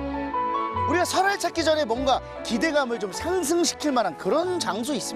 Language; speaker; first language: Korean; native; Korean